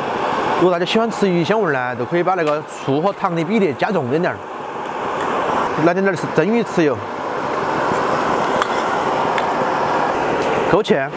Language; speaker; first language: Chinese; native; Chinese